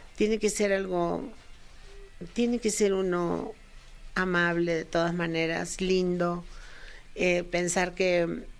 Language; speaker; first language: Spanish; native; Spanish